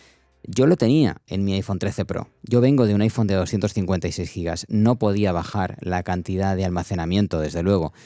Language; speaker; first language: Spanish; native; Spanish